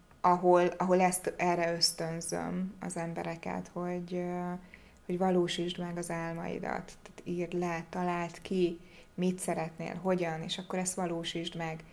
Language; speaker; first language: Hungarian; native; Hungarian